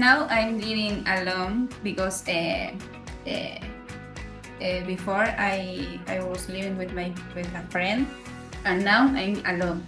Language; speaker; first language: English; non-native, learner; Spanish